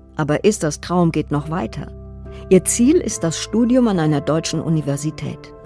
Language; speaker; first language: German; native; German